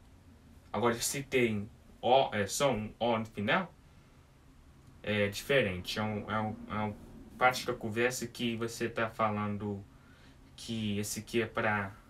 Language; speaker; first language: Portuguese; early bilingual, heritage; English